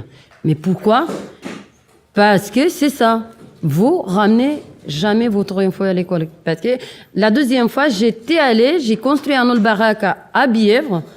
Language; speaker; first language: French; non-native, learner; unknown